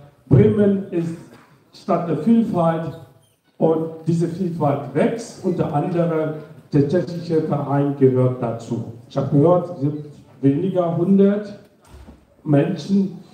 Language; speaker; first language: German; non-native, fluent; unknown